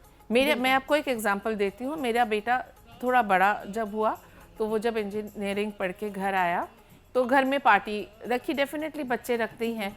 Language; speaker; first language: Hindi; native; Hindi